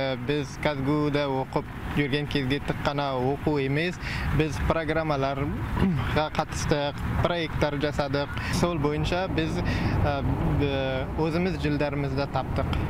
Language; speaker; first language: Kazakh; non-native, fluent; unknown